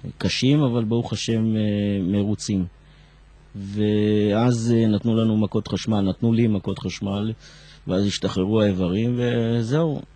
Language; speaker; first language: Hebrew; early bilingual, other home language; Arabic